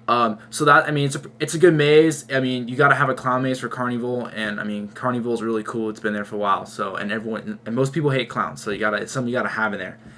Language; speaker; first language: English; native; English